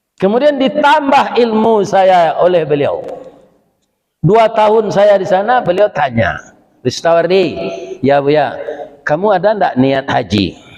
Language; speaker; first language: Malay; non-native, local second language; Minangkabau